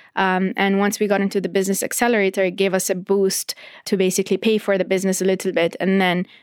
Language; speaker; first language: English; non-native, fluent; Arabic